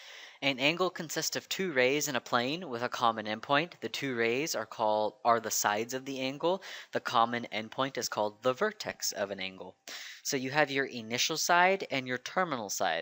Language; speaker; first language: English; native; English